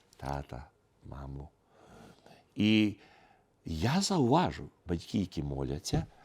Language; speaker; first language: Ukrainian; early bilingual, heritage; Ukrainian